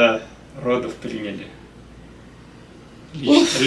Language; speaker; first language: Russian; native; Russian